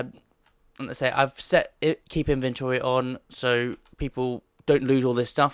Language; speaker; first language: English; native; English